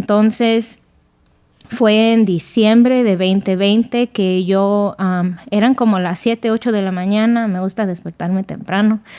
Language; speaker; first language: Spanish; early bilingual, other home language; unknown